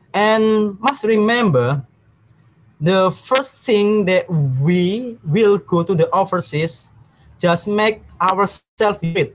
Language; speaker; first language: English; non-native, learner; Indonesian